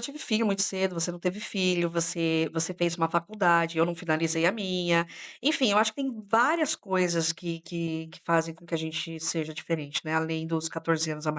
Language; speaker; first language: Portuguese; native; Portuguese